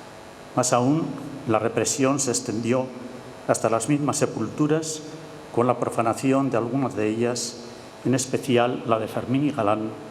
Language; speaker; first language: Spanish; native; Spanish